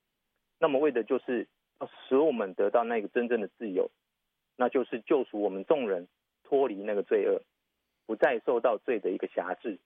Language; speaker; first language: Chinese; native; Chinese